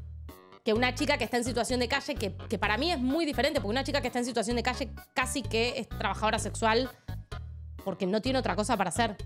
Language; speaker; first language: Spanish; native; Spanish